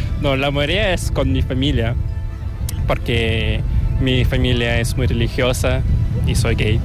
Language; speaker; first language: Spanish; non-native, fluent; Korean